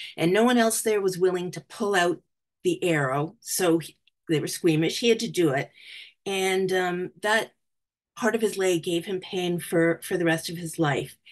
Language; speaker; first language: English; native; English